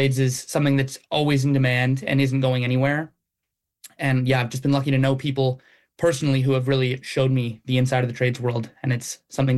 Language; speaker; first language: English; native; English